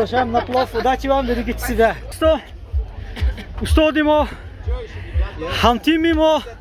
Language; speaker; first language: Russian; non-native, local second language; Tajik